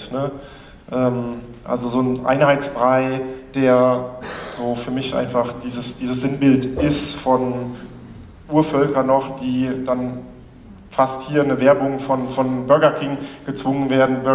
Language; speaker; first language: German; native; German